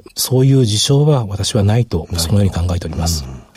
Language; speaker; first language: Japanese; native; Japanese